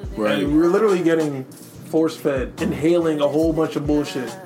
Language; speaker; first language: English; native; English